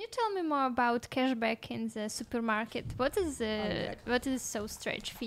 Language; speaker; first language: English; non-native, learner; Russian